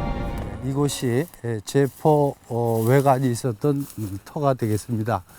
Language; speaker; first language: Korean; native; Korean